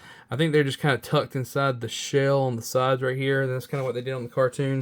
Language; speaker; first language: English; native; English